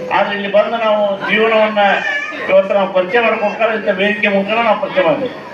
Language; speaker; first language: Kannada; native; Kannada